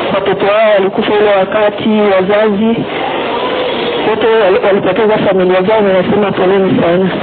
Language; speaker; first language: Swahili; non-native, local second language; Kinyarwanda